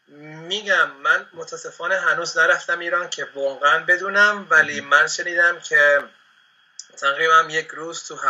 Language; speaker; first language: Persian; non-native, fluent; Spanish